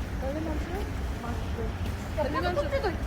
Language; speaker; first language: Korean; native; Korean